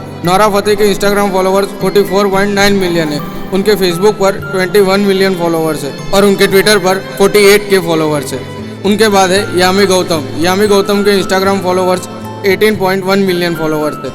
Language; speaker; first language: Hindi; native; Hindi